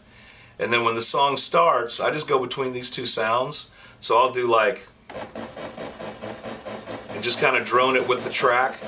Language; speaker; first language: English; native; English